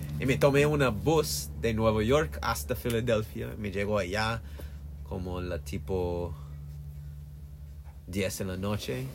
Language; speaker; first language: Spanish; non-native, learner; English